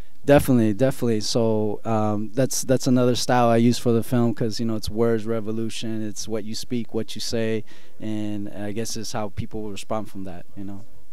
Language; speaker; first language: English; early bilingual, other home language; Spanish